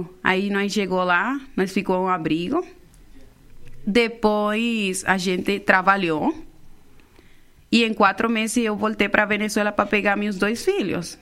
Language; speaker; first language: Portuguese; non-native, fluent; Spanish